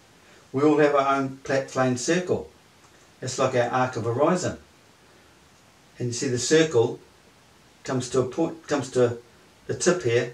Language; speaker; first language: English; native; English